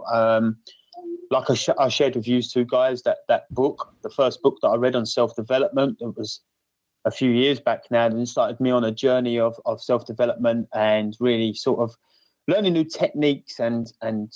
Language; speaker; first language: English; native; English